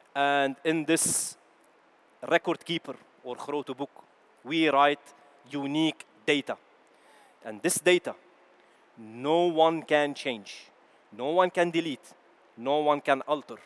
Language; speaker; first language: English; non-native, fluent; Arabic